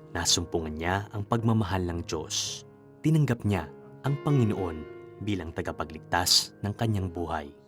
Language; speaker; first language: Filipino; native; Filipino